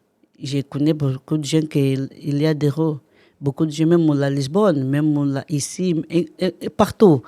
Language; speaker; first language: French; non-native, learner; Portuguese